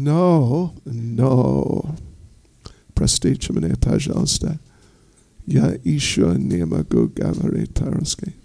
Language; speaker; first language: Russian; non-native, learner; English